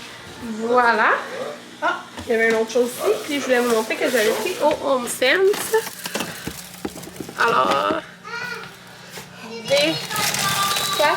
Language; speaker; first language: French; native; French